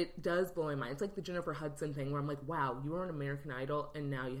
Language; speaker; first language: English; native; English